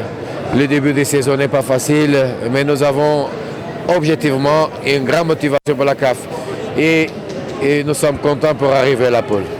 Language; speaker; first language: French; non-native, fluent; Portuguese